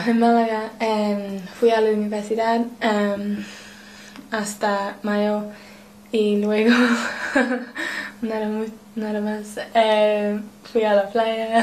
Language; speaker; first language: Spanish; non-native, learner; English